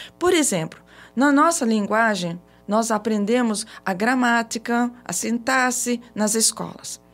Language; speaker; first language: Portuguese; early bilingual, other home language; Japanese